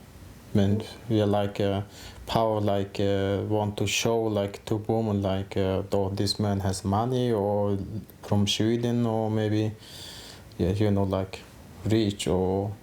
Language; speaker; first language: English; non-native, fluent; Mongolian